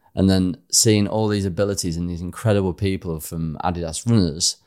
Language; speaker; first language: English; native; English